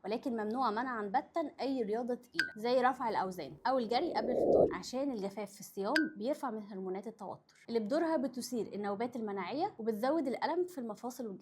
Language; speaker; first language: Arabic; native; Arabic